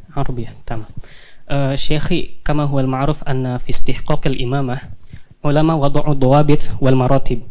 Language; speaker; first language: Arabic; non-native, fluent; Indonesian